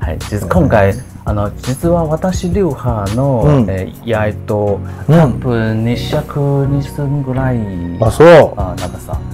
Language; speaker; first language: Japanese; non-native, learner; Chinese